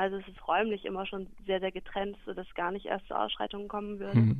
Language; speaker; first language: German; native; German